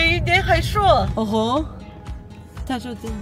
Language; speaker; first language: Chinese; non-native, learner; Armenian